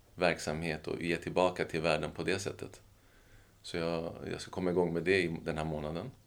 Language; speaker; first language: Swedish; native; Swedish